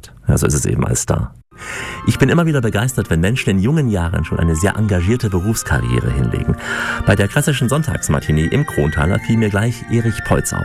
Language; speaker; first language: German; native; German